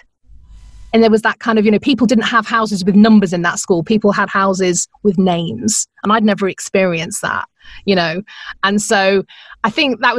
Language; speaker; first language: English; native; English